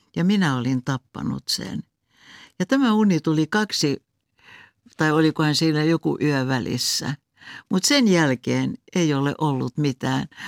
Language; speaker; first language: Finnish; non-native, local second language; Swedish